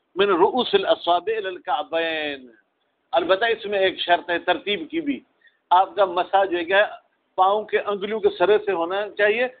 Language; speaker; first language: Urdu; non-native, local second language; Sindhi